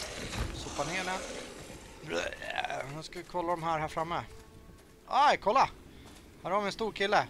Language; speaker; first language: Swedish; native; Swedish